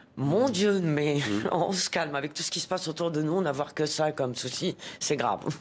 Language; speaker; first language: French; non-native, local second language; Arabic